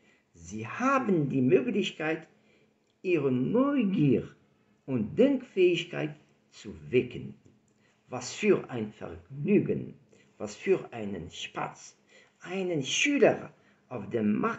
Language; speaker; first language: German; non-native, fluent; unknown